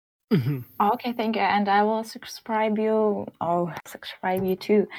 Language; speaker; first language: English; non-native, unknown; Russian